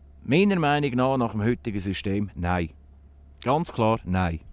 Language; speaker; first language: German; native; German